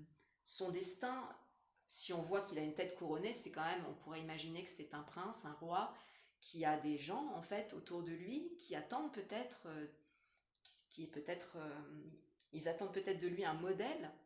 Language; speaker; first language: French; native; French